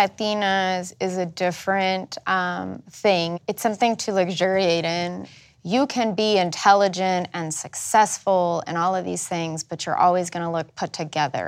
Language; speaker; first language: English; early bilingual, other home language; Spanish